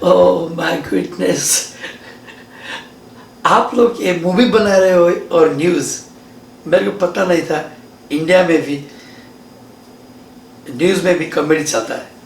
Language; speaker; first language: Hindi; non-native, learner; Nepali